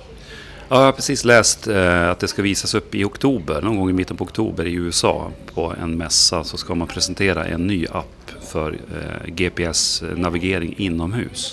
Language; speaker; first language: Swedish; native; Swedish